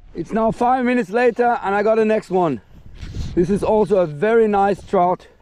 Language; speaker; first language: English; non-native, fluent; Danish